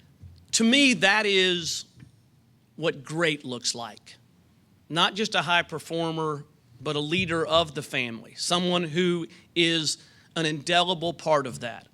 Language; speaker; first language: English; native; English